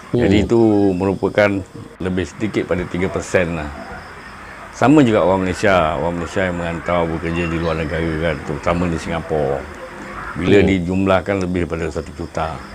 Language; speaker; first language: Malay; native; Malay